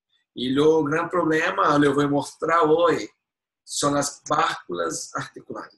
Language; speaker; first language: Spanish; non-native, learner; Portuguese